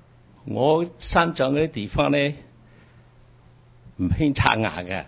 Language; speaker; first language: Cantonese; early bilingual, heritage; Cantonese